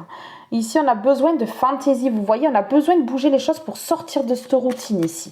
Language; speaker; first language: French; native; French